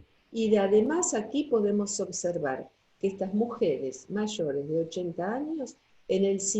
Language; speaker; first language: Spanish; native; Spanish